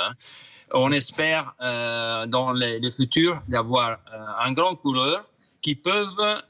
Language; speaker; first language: French; non-native, fluent; Italian